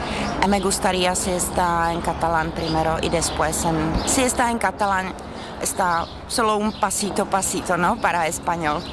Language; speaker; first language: Spanish; non-native, learner; Czech